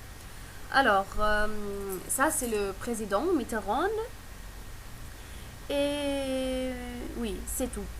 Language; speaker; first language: French; non-native, learner; German